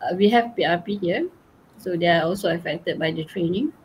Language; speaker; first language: English; non-native, local second language; Malay